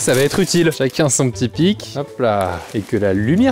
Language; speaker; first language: French; native; French